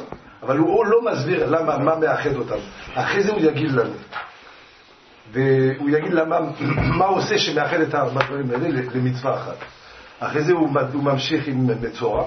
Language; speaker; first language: Hebrew; non-native, fluent; French